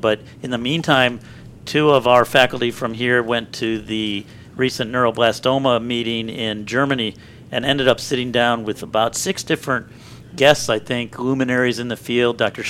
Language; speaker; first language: English; native; English